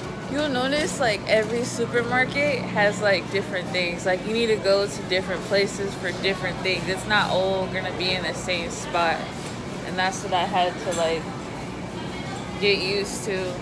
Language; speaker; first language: English; native; English